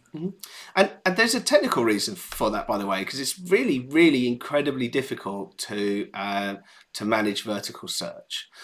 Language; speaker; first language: English; native; English